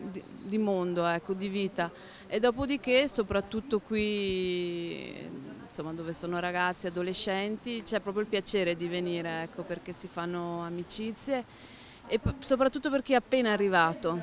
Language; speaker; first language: Italian; native; Italian